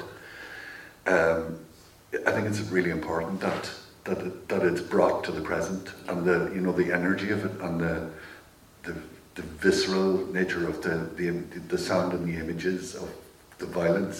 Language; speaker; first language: English; native; English